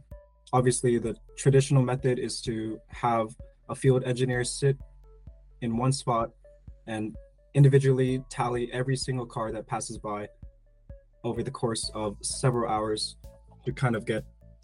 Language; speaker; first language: English; native; English